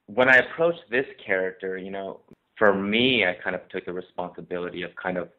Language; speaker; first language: English; native; English